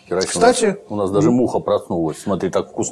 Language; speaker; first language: Russian; native; Russian